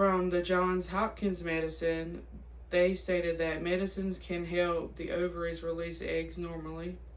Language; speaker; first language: English; native; English